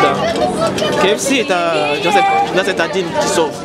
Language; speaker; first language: Russian; non-native, learner; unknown